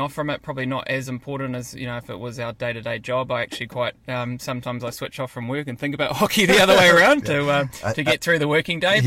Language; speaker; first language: English; native; English